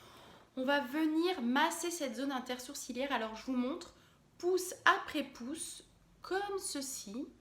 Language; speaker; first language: French; native; French